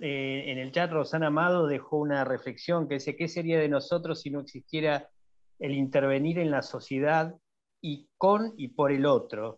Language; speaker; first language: Spanish; native; Spanish